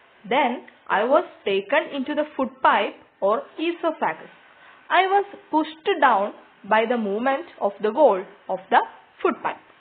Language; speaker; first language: English; non-native, local second language; Malayalam